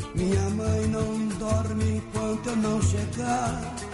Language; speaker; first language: Spanish; non-native, learner; Portuguese